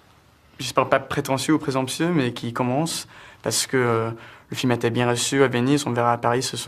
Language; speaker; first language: French; early bilingual, heritage; French